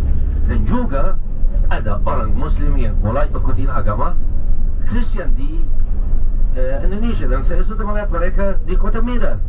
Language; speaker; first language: Indonesian; non-native, fluent; Arabic